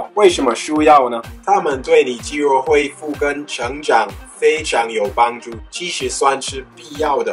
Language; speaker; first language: Chinese; non-native, fluent; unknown